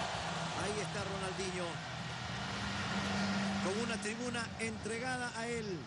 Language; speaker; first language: Spanish; native; Spanish